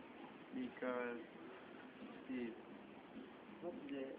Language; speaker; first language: English; non-native, learner; Indonesian